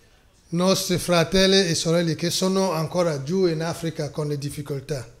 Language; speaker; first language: Italian; non-native, fluent; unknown